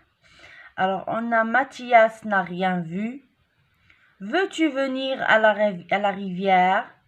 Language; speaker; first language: French; non-native, local second language; Arabic